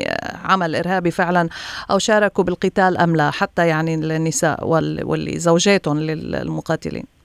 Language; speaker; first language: Arabic; native; Arabic